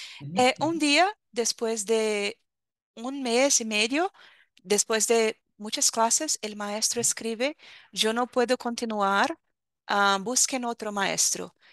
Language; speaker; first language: Spanish; non-native, fluent; Portuguese